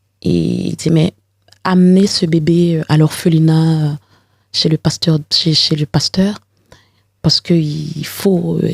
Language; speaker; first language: French; non-native, local second language; Haitian Creole